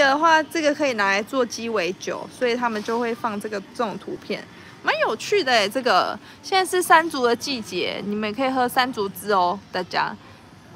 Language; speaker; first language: English; non-native, learner; Chinese